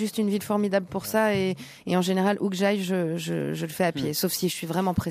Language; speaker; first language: French; native; French